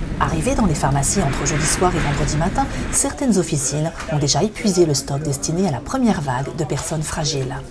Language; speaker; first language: French; native; French